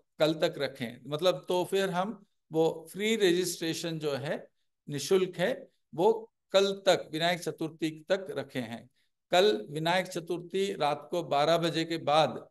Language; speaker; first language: Hindi; non-native, local second language; Telugu